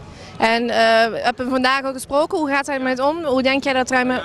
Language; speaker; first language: Dutch; native; Dutch